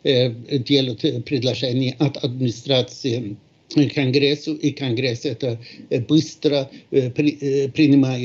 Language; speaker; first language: Russian; non-native, fluent; Swedish